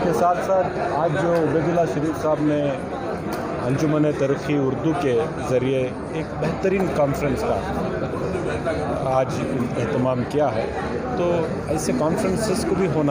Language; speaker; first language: Urdu; native; Urdu